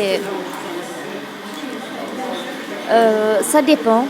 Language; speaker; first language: French; non-native, local second language; Fula